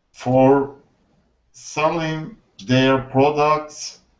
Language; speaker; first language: English; non-native, learner; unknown